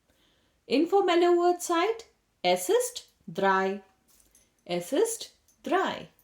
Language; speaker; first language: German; non-native, fluent; Hindi